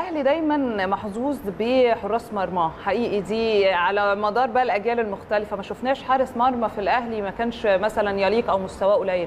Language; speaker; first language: Arabic; native; Arabic